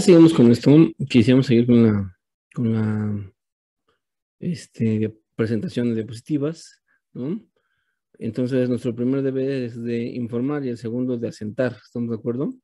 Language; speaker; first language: Spanish; native; Spanish